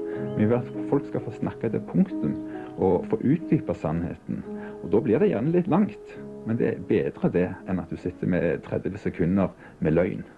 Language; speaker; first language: Norwegian; native; Norwegian